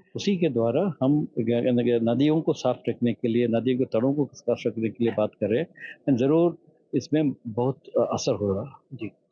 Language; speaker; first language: Hindi; non-native, local second language; Bangla